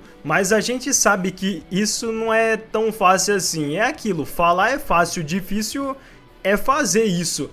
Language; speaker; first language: Portuguese; native; Portuguese